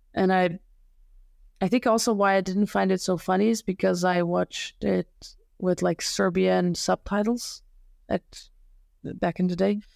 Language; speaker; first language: English; non-native, fluent; Serbian